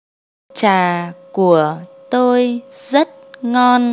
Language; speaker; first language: Vietnamese; non-native, fluent; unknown